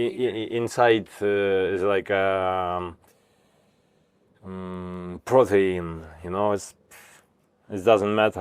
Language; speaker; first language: English; non-native, learner; Ukrainian